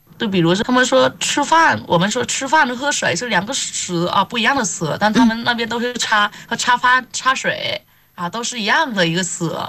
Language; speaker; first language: Chinese; non-native, fluent; Vietnamese